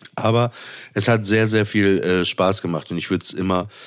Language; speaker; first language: German; native; German